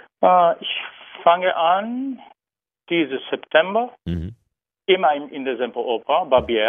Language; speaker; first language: German; non-native, learner; Turkish